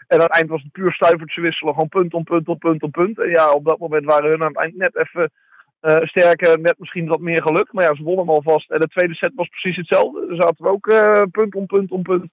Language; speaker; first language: Dutch; native; Dutch